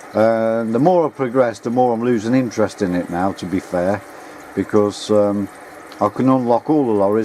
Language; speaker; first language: English; native; English